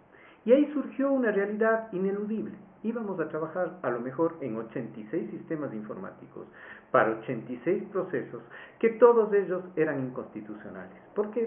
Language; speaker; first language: Spanish; native; Spanish